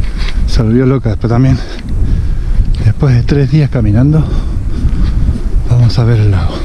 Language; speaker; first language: Spanish; native; Spanish